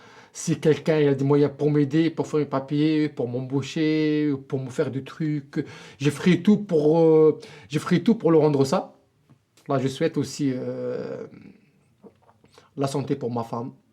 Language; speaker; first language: French; non-native, local second language; Arabic